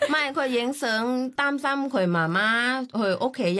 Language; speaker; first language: Cantonese; non-native, learner; Thai